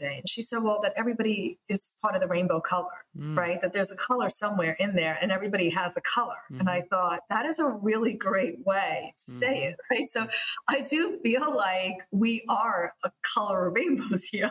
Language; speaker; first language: English; early bilingual, other home language; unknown